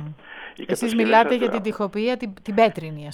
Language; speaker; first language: Greek; native; Greek